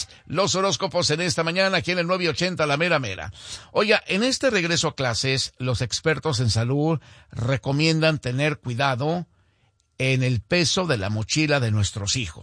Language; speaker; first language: Spanish; native; Spanish